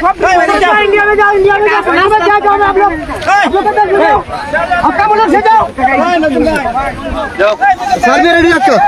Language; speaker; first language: Hindi; non-native, learner; Bangla